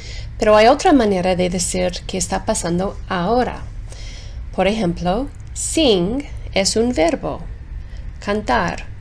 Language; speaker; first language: Spanish; non-native, fluent; English